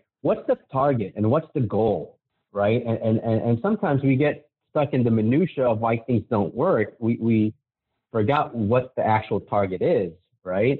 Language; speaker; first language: English; non-native, local second language; Filipino